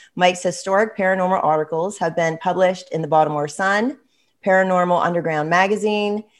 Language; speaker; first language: English; native; English